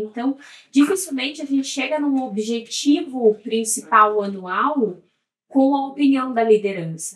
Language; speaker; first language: Portuguese; native; Portuguese